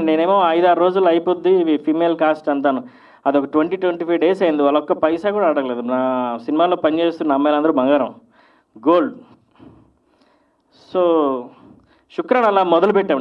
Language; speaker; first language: Telugu; native; Telugu